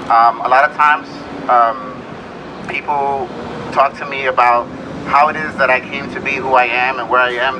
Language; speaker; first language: English; early bilingual, other home language; Spanish